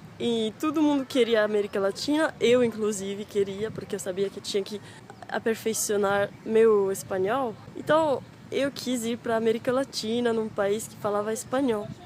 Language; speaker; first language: Portuguese; non-native, fluent; French